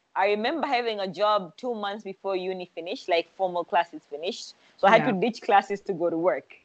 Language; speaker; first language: English; non-native, local second language; Swahili